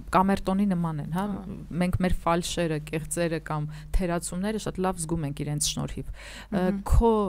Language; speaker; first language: Armenian; native; Armenian